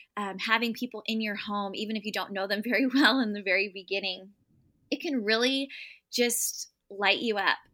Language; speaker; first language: English; native; English